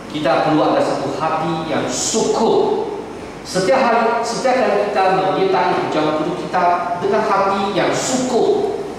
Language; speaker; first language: Malay; non-native, local second language; Chinese